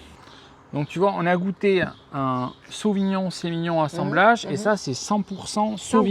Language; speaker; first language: French; native; French